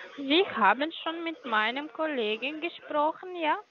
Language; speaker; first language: German; non-native, learner; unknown